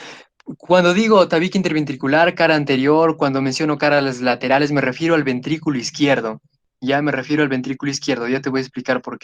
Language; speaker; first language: Spanish; native; Spanish